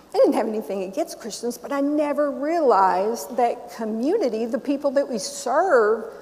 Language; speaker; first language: English; native; English